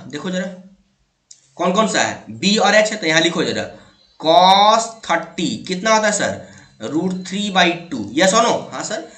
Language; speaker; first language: Hindi; native; Hindi